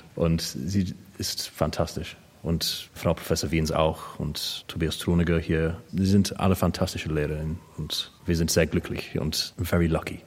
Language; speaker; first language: German; non-native, learner; English